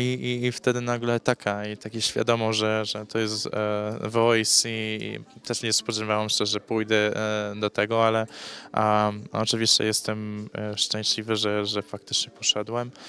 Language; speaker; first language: Polish; early bilingual, heritage; English